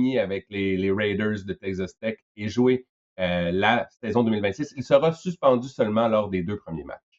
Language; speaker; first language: French; native; French